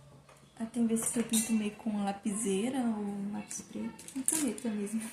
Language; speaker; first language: Portuguese; native; Portuguese